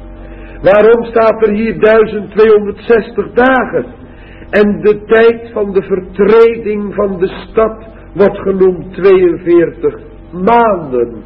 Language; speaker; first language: Dutch; native; Dutch